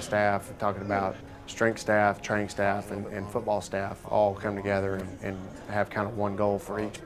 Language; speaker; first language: English; native; English